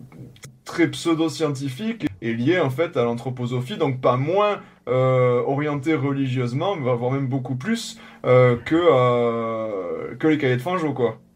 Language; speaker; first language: French; native; French